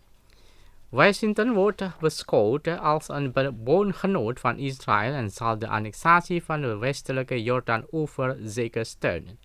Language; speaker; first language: Dutch; non-native, fluent; Indonesian